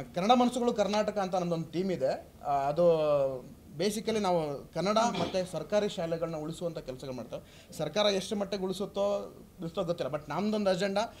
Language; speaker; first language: Kannada; native; Kannada